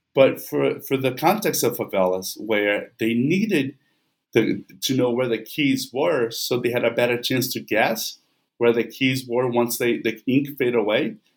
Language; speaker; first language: English; non-native, fluent; Portuguese